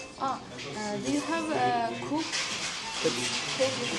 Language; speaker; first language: English; non-native, learner; Turkish